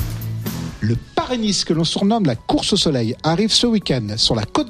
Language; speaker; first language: French; native; French